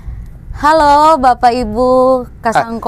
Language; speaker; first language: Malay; non-native, local second language; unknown